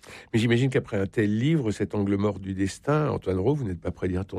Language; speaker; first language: French; native; French